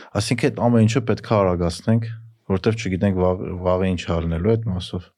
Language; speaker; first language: Armenian; native; Armenian